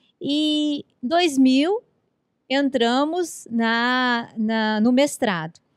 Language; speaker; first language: Portuguese; native; Portuguese